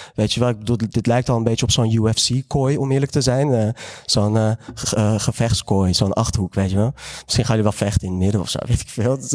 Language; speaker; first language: Dutch; early bilingual, other home language; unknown